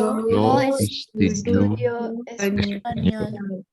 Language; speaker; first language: Spanish; non-native, learner; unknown